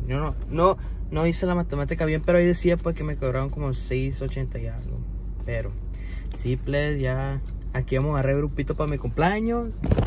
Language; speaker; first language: Spanish; early bilingual, heritage; Spanish